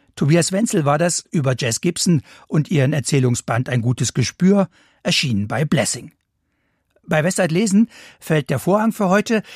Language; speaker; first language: German; native; German